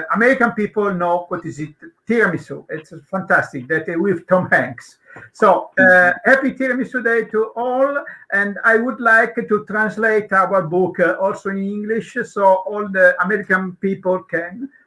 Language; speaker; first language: English; non-native, learner; Italian